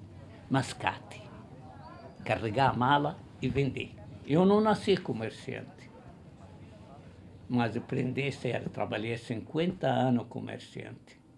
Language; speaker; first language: Portuguese; non-native, fluent; Arabic